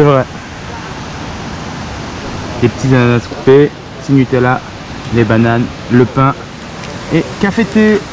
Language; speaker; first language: French; native; French